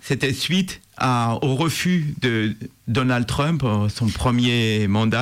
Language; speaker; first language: French; native; French